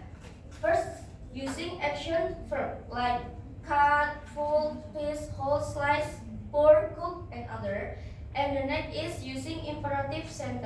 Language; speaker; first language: English; non-native, learner; Indonesian